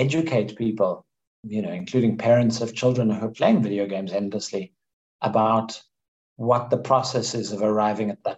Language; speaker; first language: English; native; English